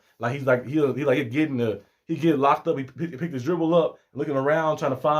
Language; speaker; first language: English; native; English